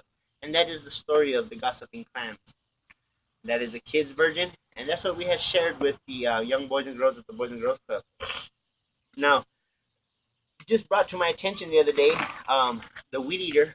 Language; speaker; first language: English; native; English